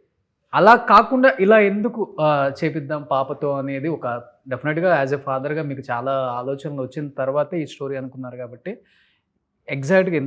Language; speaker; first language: Telugu; native; Telugu